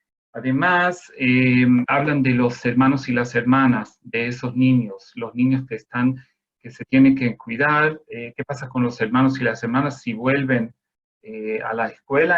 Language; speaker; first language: Spanish; non-native, fluent; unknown